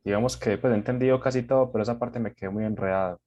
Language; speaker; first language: Spanish; native; Spanish